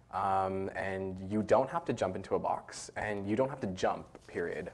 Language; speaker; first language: English; native; English